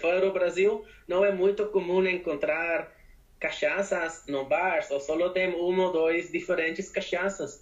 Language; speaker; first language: Portuguese; non-native, learner; Spanish